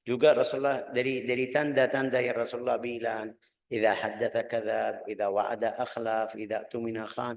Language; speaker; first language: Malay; non-native, fluent; Arabic